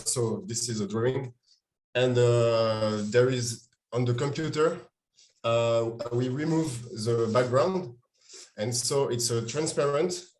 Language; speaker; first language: English; non-native, fluent; French